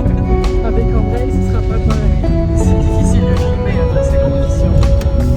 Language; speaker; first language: French; native; French